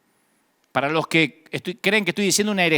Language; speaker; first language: Spanish; native; Spanish